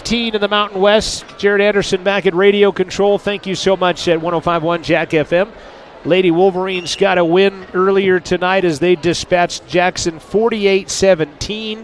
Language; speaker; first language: English; native; English